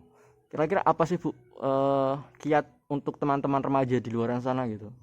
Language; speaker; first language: Indonesian; native; Indonesian